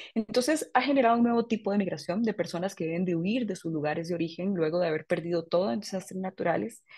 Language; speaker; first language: Spanish; native; Spanish